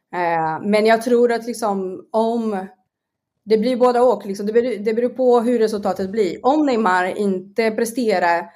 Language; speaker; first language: Swedish; non-native, fluent; Portuguese